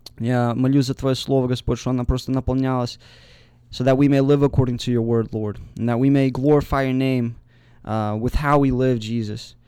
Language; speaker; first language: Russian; early bilingual, heritage; Russian